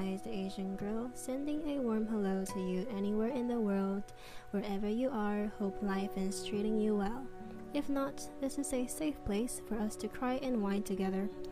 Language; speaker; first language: English; non-native, fluent; Chinese